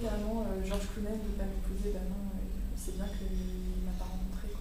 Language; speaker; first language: French; native; French